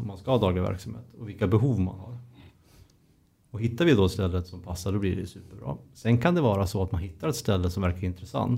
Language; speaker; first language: Swedish; native; Swedish